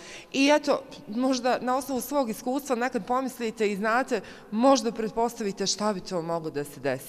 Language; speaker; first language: Croatian; native; Croatian